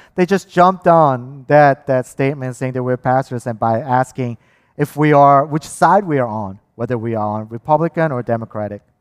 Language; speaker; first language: English; early bilingual, other home language; Korean